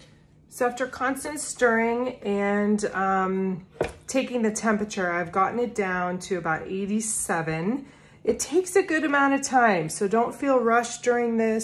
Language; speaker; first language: English; native; English